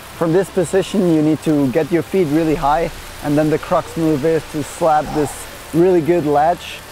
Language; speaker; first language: English; non-native, fluent; German